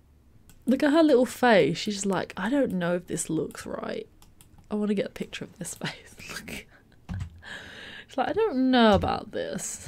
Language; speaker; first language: English; native; English